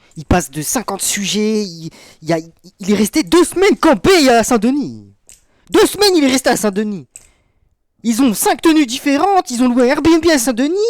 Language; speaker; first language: French; native; French